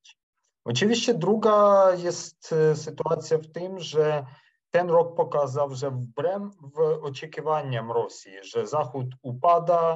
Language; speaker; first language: Polish; non-native, fluent; Ukrainian